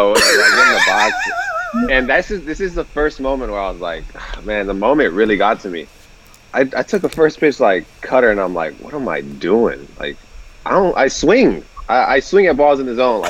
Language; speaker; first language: English; native; English